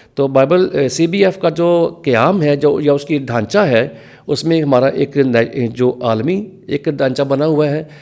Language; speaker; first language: Urdu; non-native, local second language; Punjabi